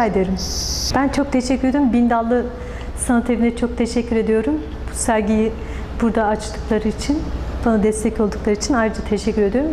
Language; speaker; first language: Turkish; native; Turkish